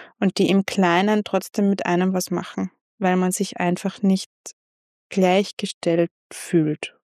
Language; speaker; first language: German; native; German